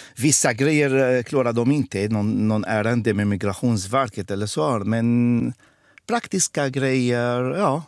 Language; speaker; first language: Swedish; non-native, fluent; Arabic